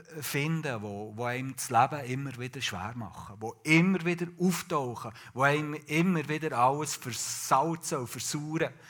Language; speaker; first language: German; native; German